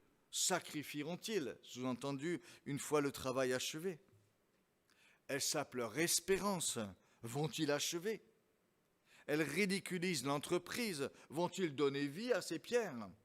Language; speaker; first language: French; native; French